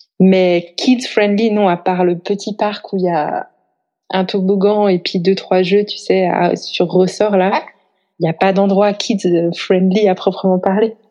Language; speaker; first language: French; native; French